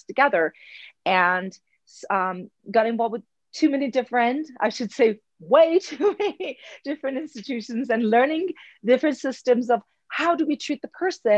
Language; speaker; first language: English; non-native, fluent; Persian